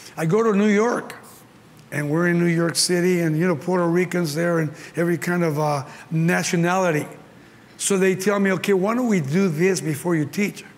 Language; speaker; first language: English; early bilingual, other home language; Spanish